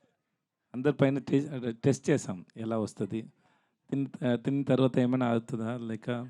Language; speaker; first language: Telugu; non-native, learner; Tamil